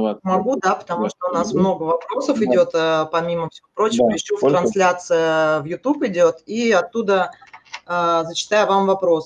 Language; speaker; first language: Russian; native; Russian